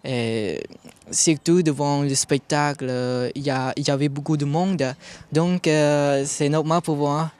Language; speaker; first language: French; non-native, learner; Khmer